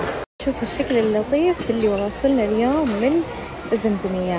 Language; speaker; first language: Arabic; native; Arabic